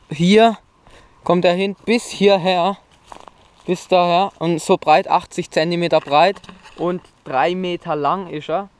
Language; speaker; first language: German; native; German